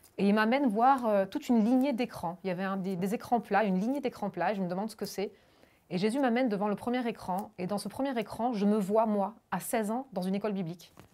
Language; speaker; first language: French; early bilingual, other home language; German